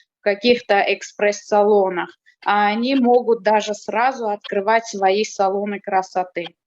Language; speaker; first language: Russian; non-native, fluent; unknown